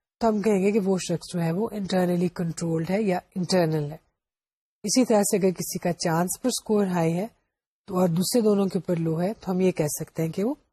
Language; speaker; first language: Urdu; native; Urdu